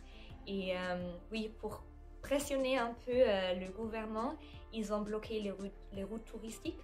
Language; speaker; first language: French; non-native, fluent; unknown